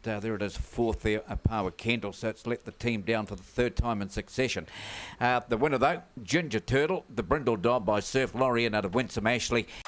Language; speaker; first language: English; native; English